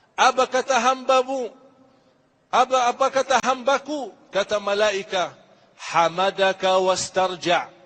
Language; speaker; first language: Malay; non-native, fluent; Arabic